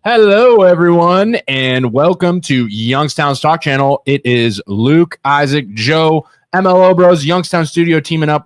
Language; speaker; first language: English; native; English